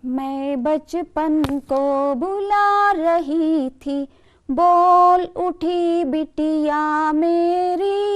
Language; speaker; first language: Hindi; non-native, local second language; Kannada